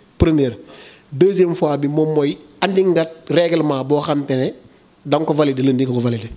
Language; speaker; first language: Wolof; non-native, local second language; Serer